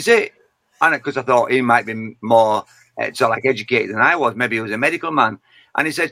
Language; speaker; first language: English; native; English